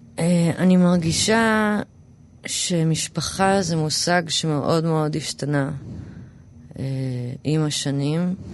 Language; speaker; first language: Hebrew; early bilingual, other home language; English